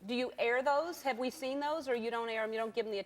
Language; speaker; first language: English; native; English